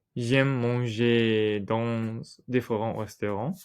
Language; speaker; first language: French; non-native, learner; English